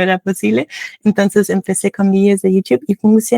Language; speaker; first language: Spanish; non-native, fluent; German